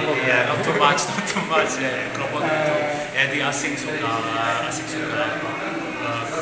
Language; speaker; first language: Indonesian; non-native, learner; Bosnian